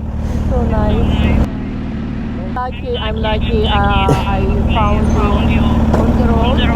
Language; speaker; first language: English; non-native, learner; Russian